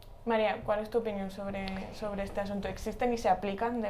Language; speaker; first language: Spanish; native; Spanish